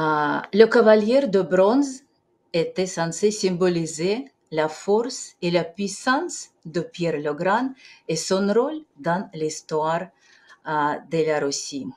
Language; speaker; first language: French; non-native, fluent; Russian